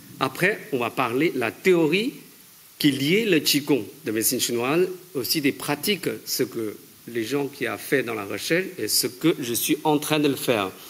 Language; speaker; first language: French; non-native, fluent; Chinese